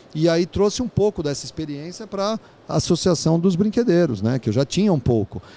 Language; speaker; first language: Portuguese; native; Portuguese